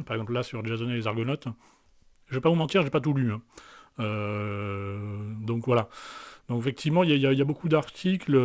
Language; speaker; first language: French; native; French